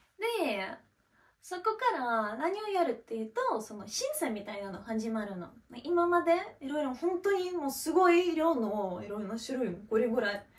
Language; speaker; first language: Japanese; non-native, fluent; Russian